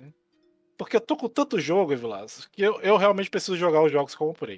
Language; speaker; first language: Portuguese; native; Portuguese